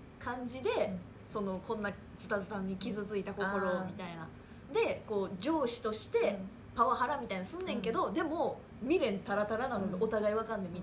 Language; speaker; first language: Japanese; native; Japanese